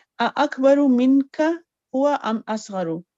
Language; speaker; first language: Arabic; non-native, learner; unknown